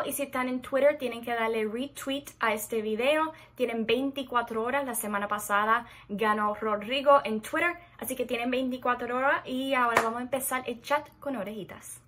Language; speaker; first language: Spanish; early bilingual, heritage; Spanish